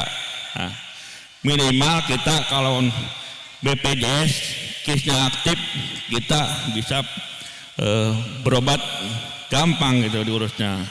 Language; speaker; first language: Indonesian; native; Indonesian